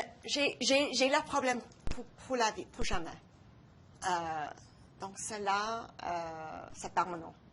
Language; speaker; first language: French; non-native, local second language; English